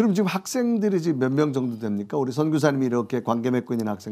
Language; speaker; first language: Korean; native; Korean